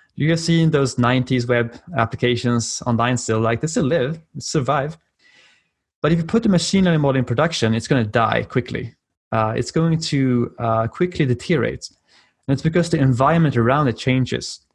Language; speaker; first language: English; non-native, fluent; Swedish